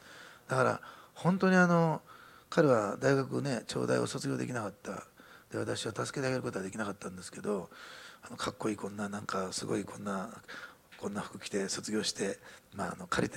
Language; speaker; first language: Japanese; native; Japanese